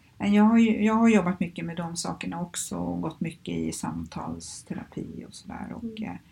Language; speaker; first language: Swedish; native; Swedish